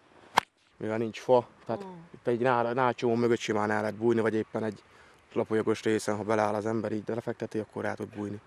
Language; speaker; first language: Hungarian; native; Hungarian